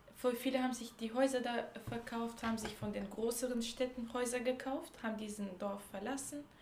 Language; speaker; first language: German; early bilingual, other home language; Turkish